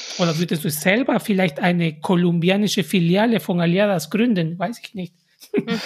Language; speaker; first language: German; non-native, fluent; Spanish